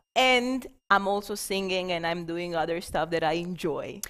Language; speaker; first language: English; non-native, fluent; Romanian